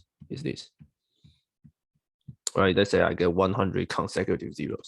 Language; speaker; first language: English; non-native, fluent; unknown